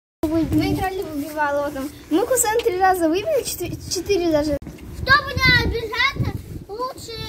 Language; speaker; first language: Russian; early bilingual, other home language; Tajik